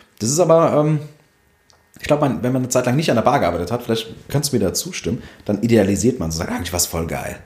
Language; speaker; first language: German; early bilingual, other home language; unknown